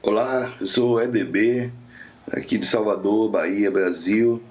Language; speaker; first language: Portuguese; native; Portuguese